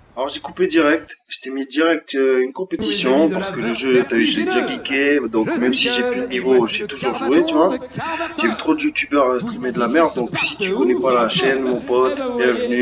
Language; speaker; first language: French; native; French